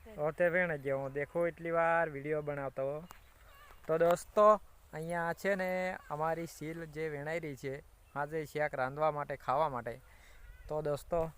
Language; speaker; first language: Gujarati; non-native, local second language; Bhili